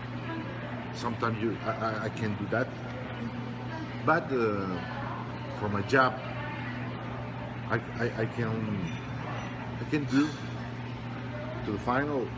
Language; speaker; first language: English; non-native, learner; Spanish